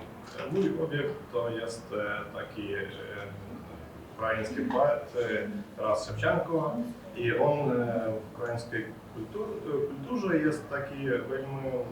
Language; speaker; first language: Polish; non-native, learner; Ukrainian